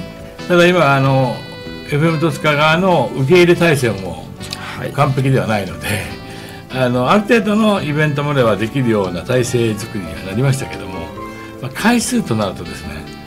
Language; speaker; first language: Japanese; native; Japanese